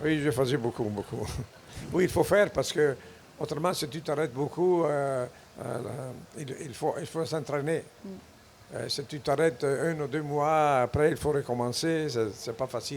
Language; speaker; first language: French; non-native, fluent; Italian